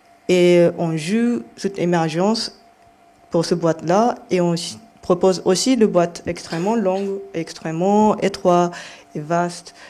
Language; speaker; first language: French; non-native, fluent; Japanese